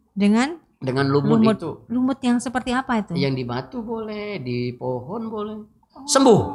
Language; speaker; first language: Indonesian; non-native, local second language; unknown